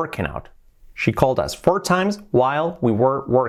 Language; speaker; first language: English; non-native, fluent; Spanish